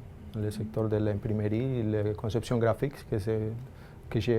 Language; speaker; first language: French; non-native, fluent; Spanish